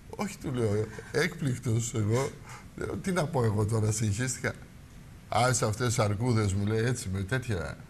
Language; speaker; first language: Greek; native; Greek